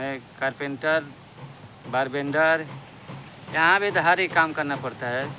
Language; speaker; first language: Hindi; native; Hindi